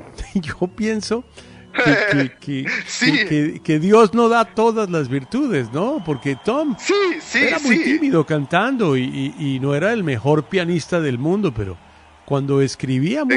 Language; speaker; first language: Spanish; native; Spanish